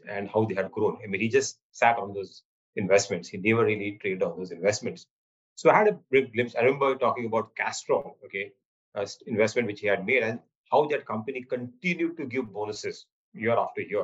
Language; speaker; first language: English; non-native, local second language; Marathi